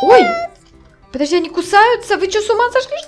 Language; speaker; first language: Russian; native; Russian